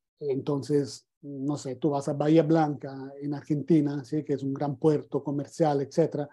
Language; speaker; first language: Spanish; non-native, fluent; Italian